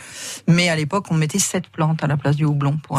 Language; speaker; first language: French; native; French